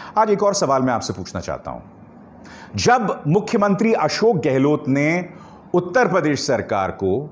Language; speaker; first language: Hindi; native; Hindi